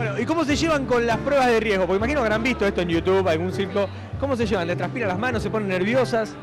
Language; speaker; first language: Spanish; native; Spanish